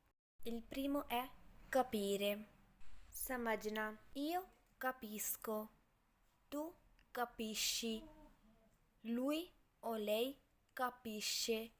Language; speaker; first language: Italian; non-native, learner; Urdu